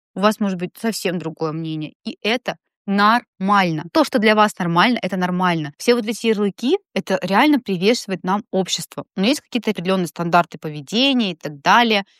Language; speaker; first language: Russian; native; Russian